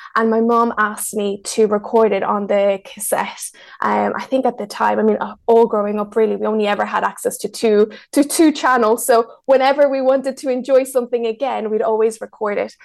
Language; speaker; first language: English; early bilingual, other home language; Spanish